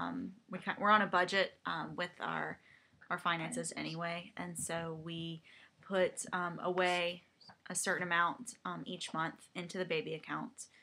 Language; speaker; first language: English; native; English